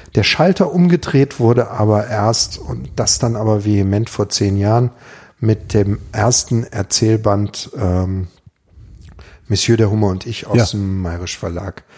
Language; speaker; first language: German; native; German